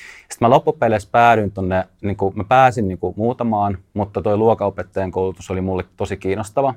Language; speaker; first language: Finnish; early bilingual, other home language; Russian